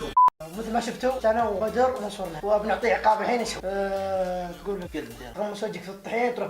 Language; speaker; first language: Arabic; native; Arabic